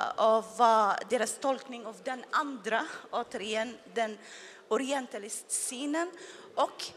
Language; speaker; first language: Swedish; non-native, fluent; Arabic